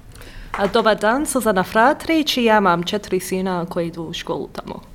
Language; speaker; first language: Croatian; early bilingual, heritage; Croatian